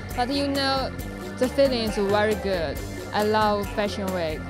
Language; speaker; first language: English; non-native, learner; Chinese